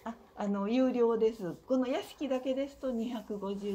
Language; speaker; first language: Japanese; native; Japanese